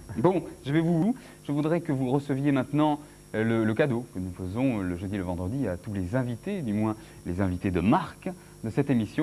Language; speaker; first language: French; native; French